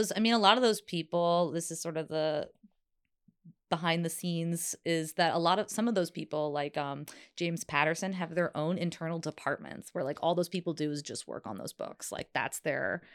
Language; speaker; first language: English; native; English